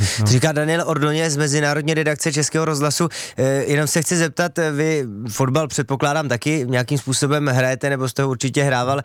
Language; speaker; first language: Czech; native; Czech